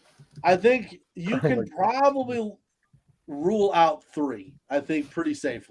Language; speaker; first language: English; native; English